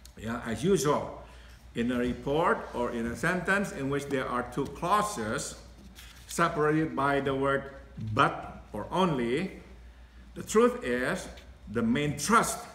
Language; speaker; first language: English; non-native, fluent; Indonesian